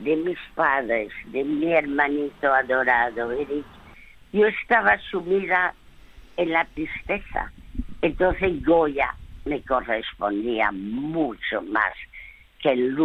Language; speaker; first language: Spanish; early bilingual, other home language; French